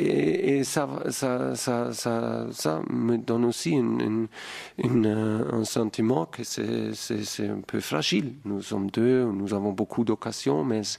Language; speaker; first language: French; non-native, fluent; German